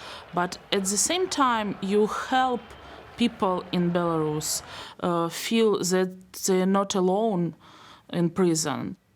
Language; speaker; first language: English; non-native, learner; Belarusian